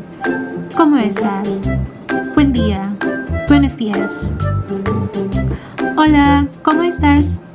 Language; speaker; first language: Spanish; non-native, learner; Filipino